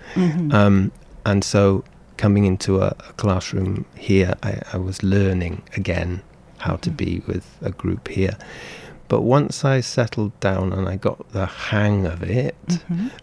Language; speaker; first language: English; native; English